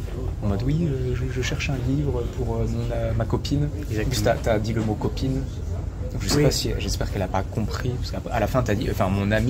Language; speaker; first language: French; native; French